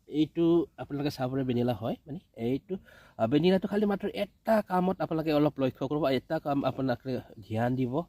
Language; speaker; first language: Assamese; native; Assamese